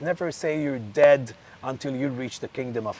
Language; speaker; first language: English; non-native, local second language; Maltese